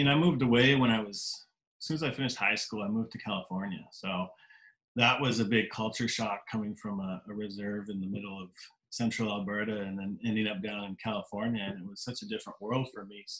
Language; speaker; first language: English; native; English